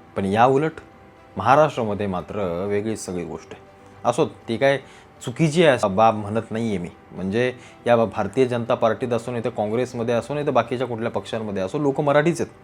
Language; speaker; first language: Marathi; native; Marathi